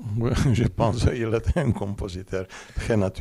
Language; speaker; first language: French; non-native, learner; Czech